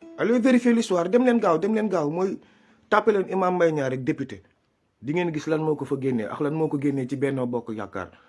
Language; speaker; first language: Wolof; non-native, local second language; Fula